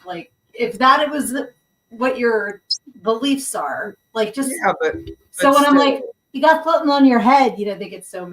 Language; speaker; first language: English; native; English